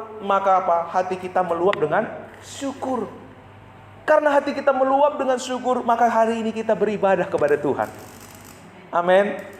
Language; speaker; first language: Indonesian; native; Indonesian